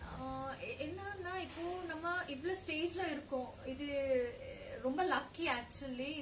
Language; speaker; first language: Tamil; non-native, learner; Telugu